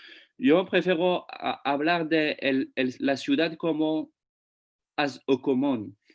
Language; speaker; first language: Spanish; non-native, fluent; French